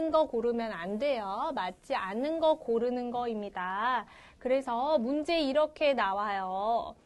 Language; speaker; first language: Korean; non-native, fluent; Chinese